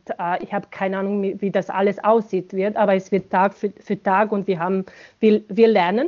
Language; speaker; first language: German; non-native, fluent; Bosnian